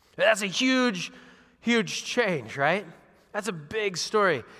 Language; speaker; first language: English; native; English